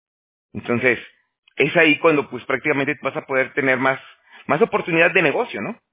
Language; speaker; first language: Spanish; native; Spanish